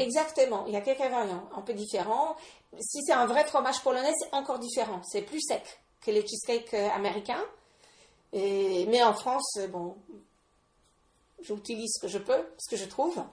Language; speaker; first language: French; non-native, fluent; Polish